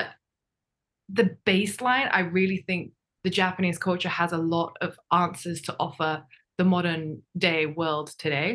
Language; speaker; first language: English; non-native, fluent; Japanese